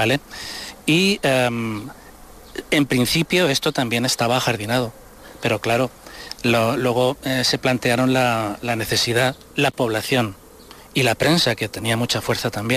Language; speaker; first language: Spanish; native; Spanish